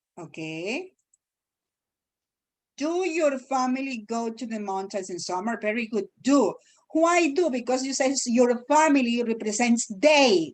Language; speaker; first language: English; non-native, fluent; Spanish